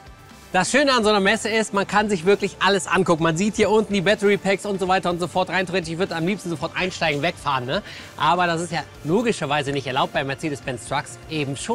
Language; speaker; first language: German; native; German